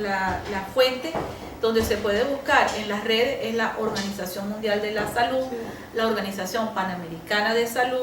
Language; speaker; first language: Spanish; native; Spanish